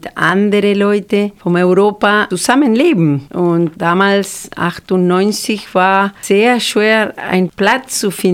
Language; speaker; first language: German; non-native, fluent; Spanish